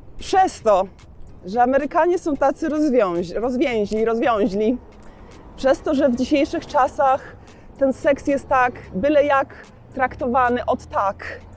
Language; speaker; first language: Polish; native; Polish